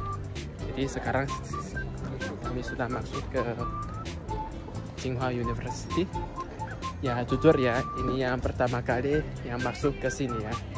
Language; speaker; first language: Indonesian; non-native, fluent; Chinese